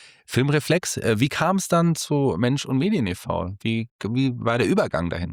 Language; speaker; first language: German; native; German